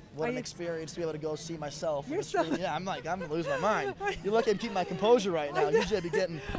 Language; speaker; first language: English; native; English